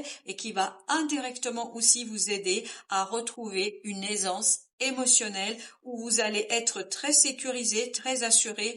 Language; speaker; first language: French; native; French